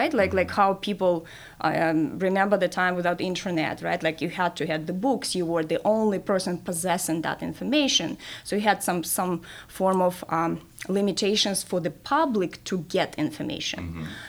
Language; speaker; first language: English; non-native, fluent; Russian